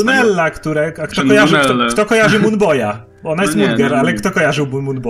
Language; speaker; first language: Polish; native; Polish